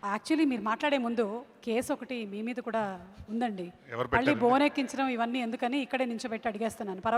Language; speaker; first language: Telugu; native; Telugu